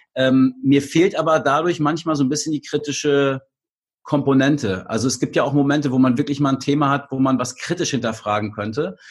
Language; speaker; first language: German; native; German